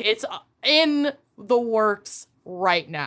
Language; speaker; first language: English; native; English